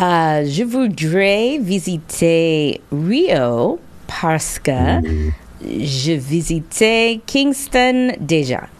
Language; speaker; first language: French; non-native, learner; English